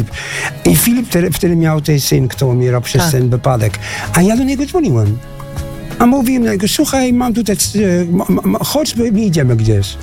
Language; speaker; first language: Polish; non-native, fluent; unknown